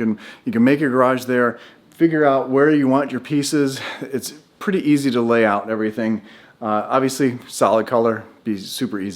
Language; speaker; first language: English; native; English